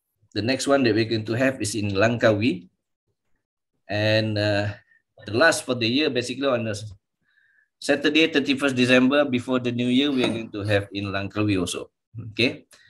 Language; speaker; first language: English; non-native, local second language; Malay